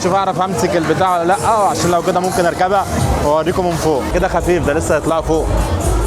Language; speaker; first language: Arabic; native; Arabic